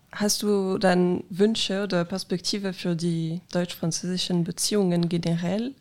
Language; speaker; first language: German; non-native, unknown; French